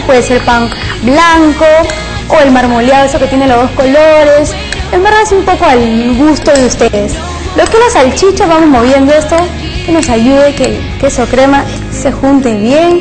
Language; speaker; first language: Spanish; native; Spanish